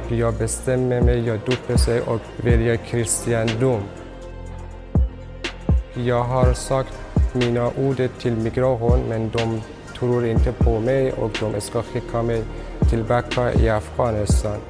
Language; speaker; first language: Swedish; non-native, learner; Persian